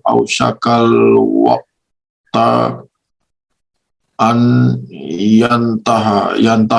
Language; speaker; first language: Arabic; non-native, learner; Indonesian